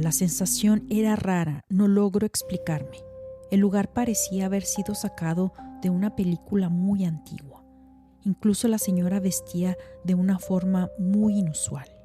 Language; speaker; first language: Spanish; native; Spanish